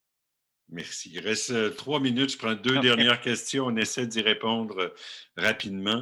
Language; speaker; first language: French; native; French